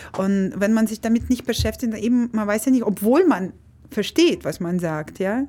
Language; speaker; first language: German; non-native, fluent; Russian